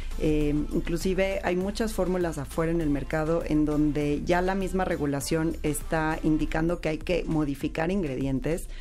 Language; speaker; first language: Spanish; native; Spanish